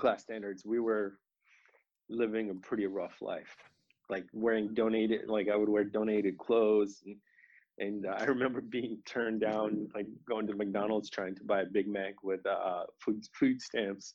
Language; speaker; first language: English; non-native, fluent; Romanian